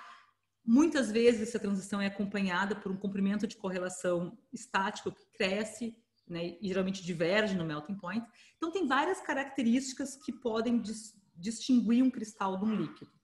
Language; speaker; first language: Portuguese; native; Portuguese